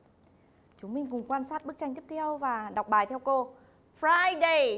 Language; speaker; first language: Vietnamese; native; Vietnamese